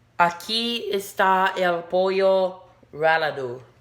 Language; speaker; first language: Spanish; non-native, learner; English